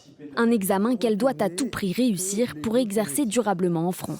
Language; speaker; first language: French; native; French